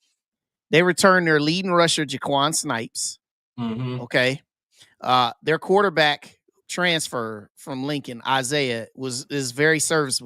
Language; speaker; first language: English; native; English